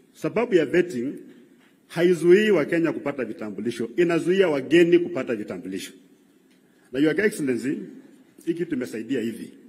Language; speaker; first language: Swahili; non-native, local second language; Luyia